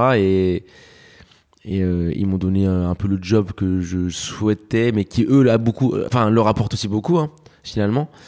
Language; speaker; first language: French; early bilingual, other home language; Spanish